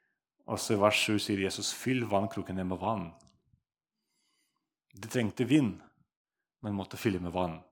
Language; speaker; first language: Norwegian; non-native, fluent; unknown